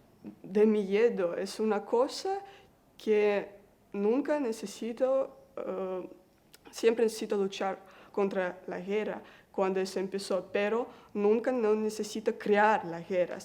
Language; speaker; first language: Spanish; non-native, learner; Russian